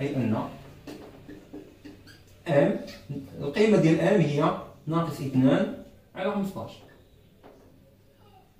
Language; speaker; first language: Arabic; native; Arabic